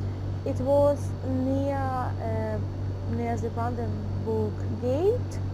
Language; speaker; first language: English; non-native, learner; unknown